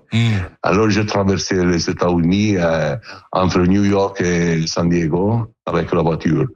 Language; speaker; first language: French; non-native, learner; Italian